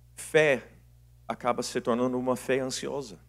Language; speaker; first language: Portuguese; non-native, fluent; English